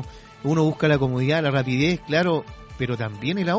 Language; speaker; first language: Spanish; native; Spanish